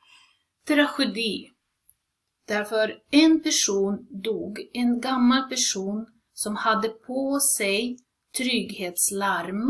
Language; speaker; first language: Swedish; non-native, fluent; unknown